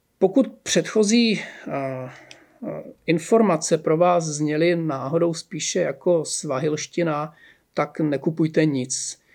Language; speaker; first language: Czech; native; Czech